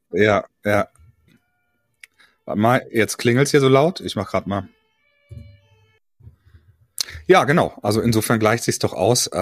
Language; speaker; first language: German; native; German